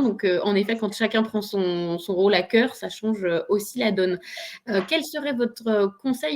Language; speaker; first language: French; native; French